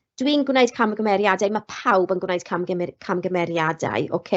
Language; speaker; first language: Welsh; non-native, local second language; English